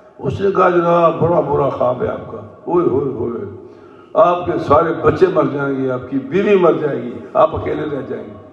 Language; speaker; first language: Urdu; non-native, local second language; Punjabi